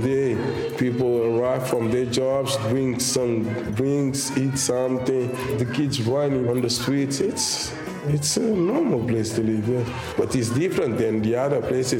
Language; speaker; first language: English; non-native, fluent; Kabuverdianu